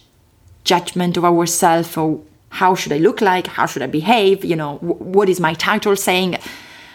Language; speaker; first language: English; non-native, fluent; Italian